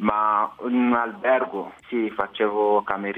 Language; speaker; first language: Italian; non-native, fluent; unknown